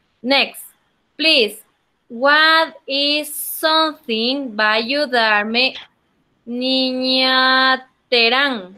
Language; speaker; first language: English; non-native, learner; Spanish